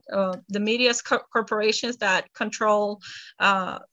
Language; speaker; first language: English; non-native, fluent; Spanish